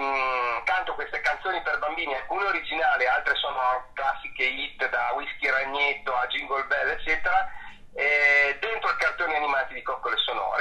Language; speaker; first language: Italian; native; Italian